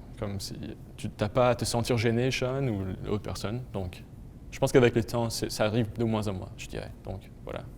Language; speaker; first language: French; non-native, local second language; English